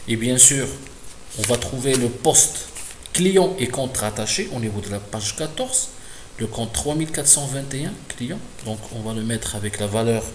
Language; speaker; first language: French; non-native, local second language; Arabic